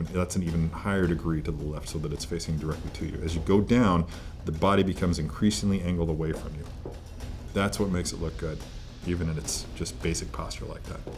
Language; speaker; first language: English; native; English